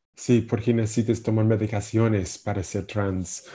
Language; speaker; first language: Spanish; non-native, learner; English